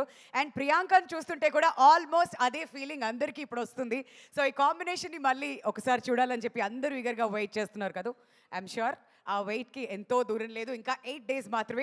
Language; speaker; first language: Telugu; native; Telugu